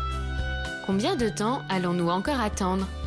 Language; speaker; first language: French; native; French